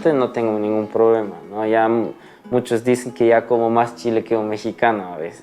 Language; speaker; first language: Spanish; non-native, fluent; German